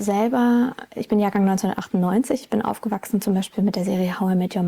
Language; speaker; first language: German; native; German